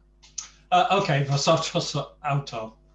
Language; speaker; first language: Spanish; non-native, fluent; English